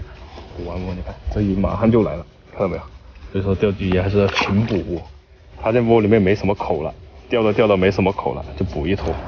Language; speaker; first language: Chinese; native; Chinese